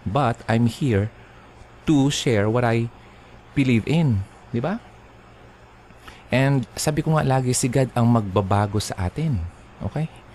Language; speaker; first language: English; non-native, local second language; Filipino